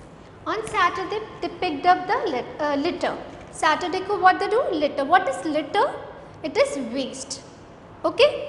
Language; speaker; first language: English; non-native, local second language; Hindi